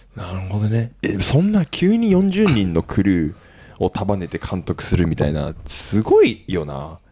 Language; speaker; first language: Japanese; native; Japanese